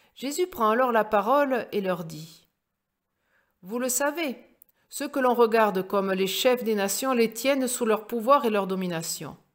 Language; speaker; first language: French; native; French